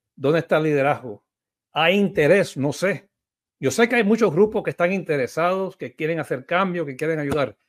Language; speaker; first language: Spanish; early bilingual, heritage; Spanish